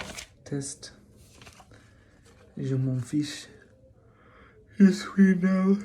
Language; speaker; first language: French; non-native, learner; English